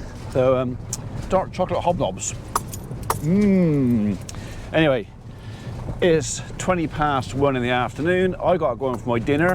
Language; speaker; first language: English; native; English